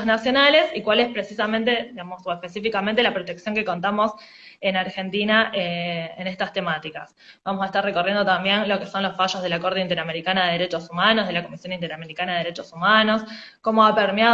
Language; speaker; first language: Spanish; native; Spanish